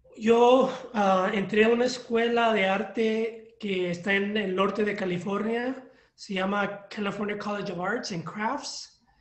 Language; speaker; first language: Spanish; early bilingual, heritage; Spanish